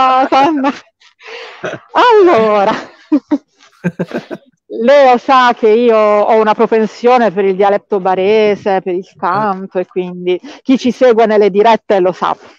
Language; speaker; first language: Italian; native; Italian